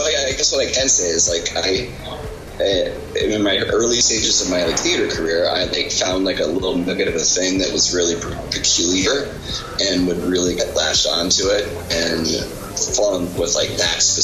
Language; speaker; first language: English; native; English